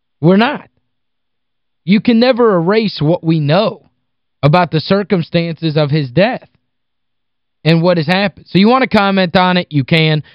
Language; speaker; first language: English; native; English